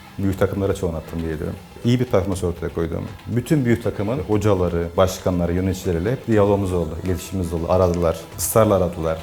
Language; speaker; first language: Turkish; native; Turkish